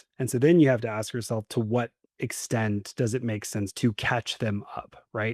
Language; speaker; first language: English; native; English